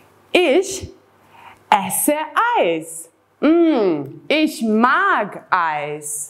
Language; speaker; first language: German; non-native, fluent; Serbian